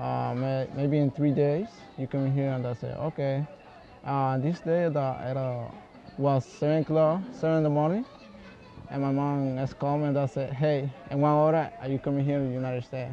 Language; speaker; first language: English; non-native, learner; Spanish